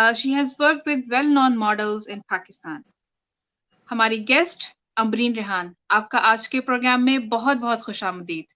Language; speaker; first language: Urdu; native; Urdu